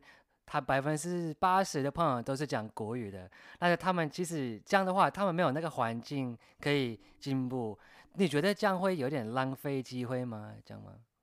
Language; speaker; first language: Chinese; non-native, fluent; English